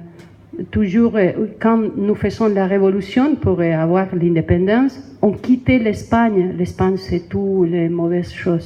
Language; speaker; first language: French; non-native, learner; Spanish